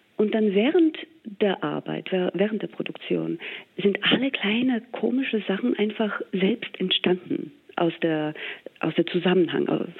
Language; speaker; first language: German; non-native, fluent; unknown